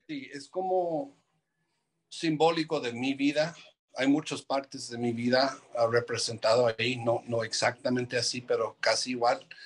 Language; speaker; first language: Spanish; non-native, fluent; English